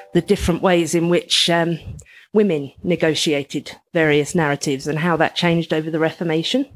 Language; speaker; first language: English; native; English